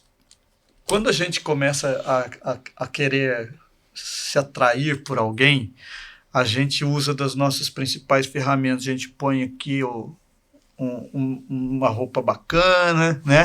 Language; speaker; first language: Portuguese; native; Portuguese